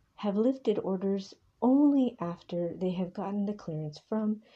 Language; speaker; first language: English; early bilingual, other home language; Spanish